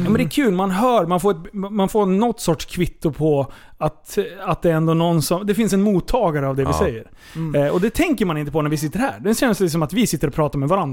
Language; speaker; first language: Swedish; native; Swedish